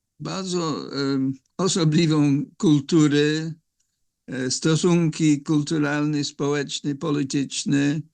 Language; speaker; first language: Polish; non-native, fluent; English